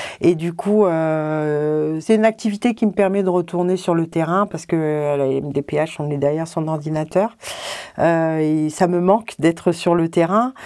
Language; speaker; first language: French; native; French